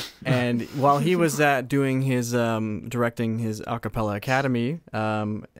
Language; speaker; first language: English; native; English